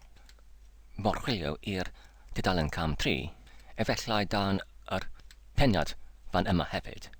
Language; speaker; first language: Welsh; non-native, fluent; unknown